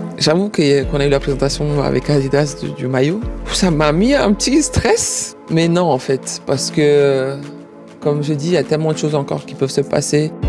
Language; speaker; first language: French; early bilingual, other home language; Croatian